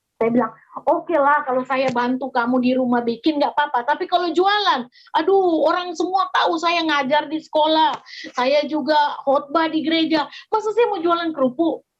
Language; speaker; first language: Indonesian; native; Indonesian